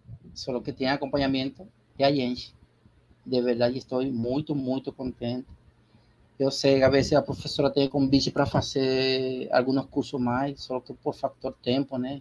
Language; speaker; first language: Portuguese; non-native, learner; Spanish